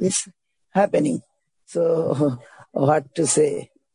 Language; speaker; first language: English; non-native, local second language; Bangla